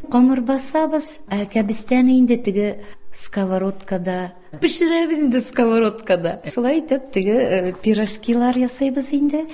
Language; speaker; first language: Tatar; non-native, local second language; Russian